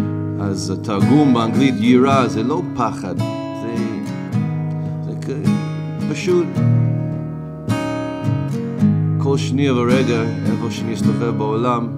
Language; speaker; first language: Hebrew; non-native, fluent; English